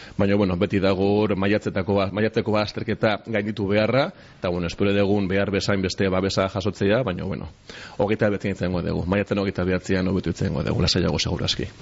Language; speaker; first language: Basque; non-native, local second language; Spanish